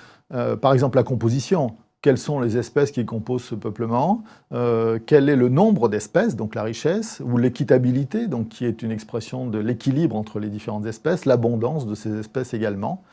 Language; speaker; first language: French; native; French